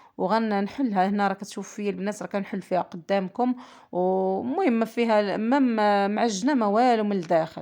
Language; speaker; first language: Arabic; native; Arabic